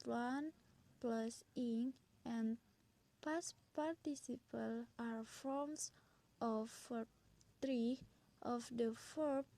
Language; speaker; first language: English; non-native, learner; Indonesian